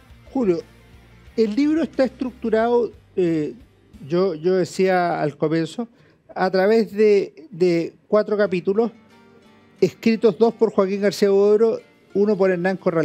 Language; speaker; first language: Spanish; native; Spanish